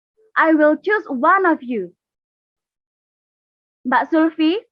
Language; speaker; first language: English; non-native, fluent; Indonesian